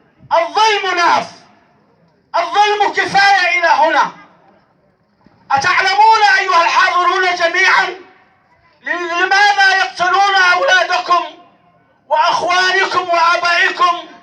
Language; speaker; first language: Arabic; non-native, fluent; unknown